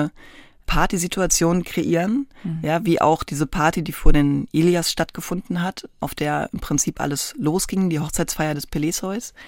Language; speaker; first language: German; native; German